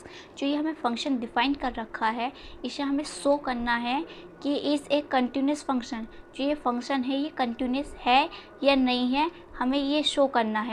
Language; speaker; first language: Hindi; native; Hindi